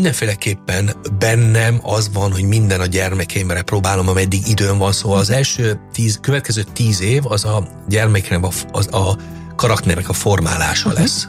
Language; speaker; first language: Hungarian; non-native, fluent; Italian